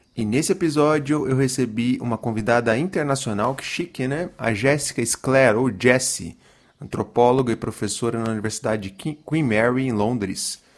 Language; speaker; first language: Portuguese; native; Portuguese